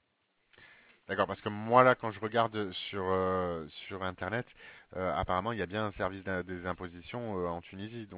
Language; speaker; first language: French; native; French